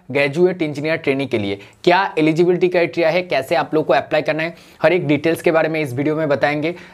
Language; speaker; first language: Hindi; non-native, local second language; Bangla